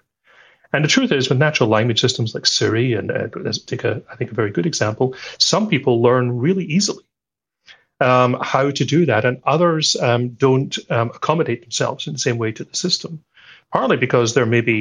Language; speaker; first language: English; native; English